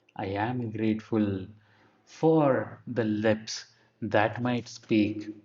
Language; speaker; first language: English; non-native, local second language; Kannada